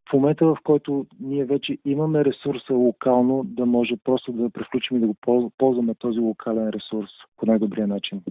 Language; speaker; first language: Bulgarian; native; Bulgarian